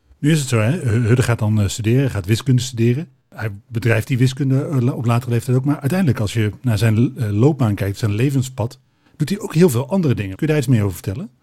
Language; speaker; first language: Dutch; native; Dutch